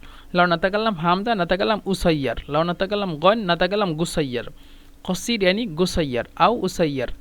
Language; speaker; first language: Arabic; non-native, fluent; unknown